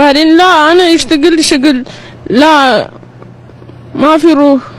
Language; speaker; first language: Arabic; non-native, learner; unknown